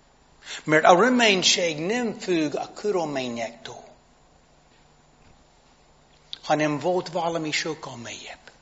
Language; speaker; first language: Hungarian; non-native, fluent; English